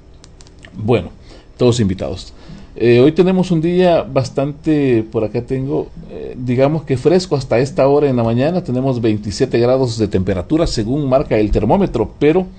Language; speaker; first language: Spanish; native; Spanish